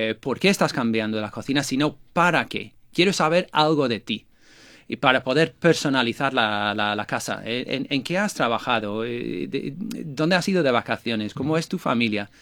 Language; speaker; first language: Spanish; non-native, fluent; English